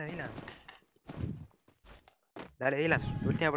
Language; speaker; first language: Spanish; native; Spanish